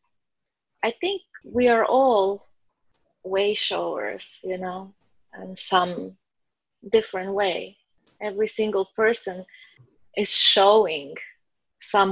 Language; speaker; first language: English; non-native, fluent; Croatian